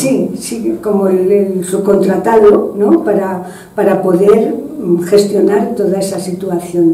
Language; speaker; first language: Spanish; non-native, fluent; French